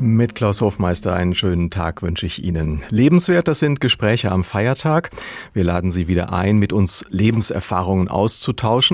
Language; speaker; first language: German; native; German